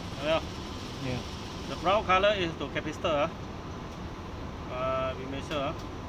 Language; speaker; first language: English; non-native, local second language; Filipino